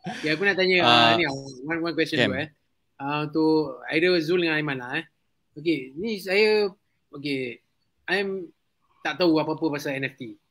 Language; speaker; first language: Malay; native; Malay